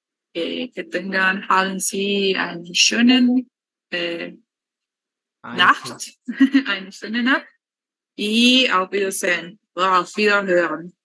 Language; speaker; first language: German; non-native, learner; Spanish